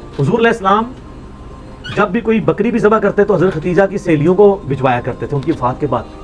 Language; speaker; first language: Urdu; non-native, local second language; Punjabi